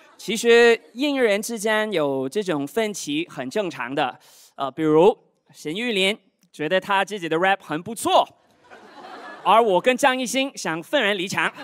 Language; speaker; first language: Chinese; non-native, fluent; Cantonese